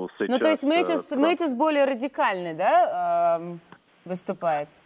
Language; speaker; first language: Russian; native; Russian